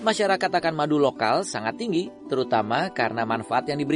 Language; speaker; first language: Indonesian; native; Indonesian